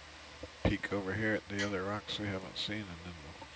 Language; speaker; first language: English; native; English